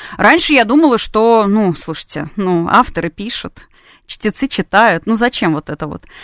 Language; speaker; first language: Russian; native; Russian